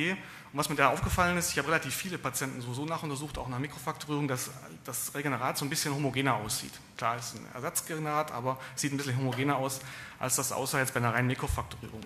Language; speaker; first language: German; native; German